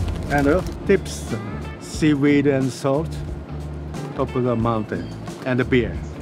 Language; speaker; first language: English; non-native, learner; Japanese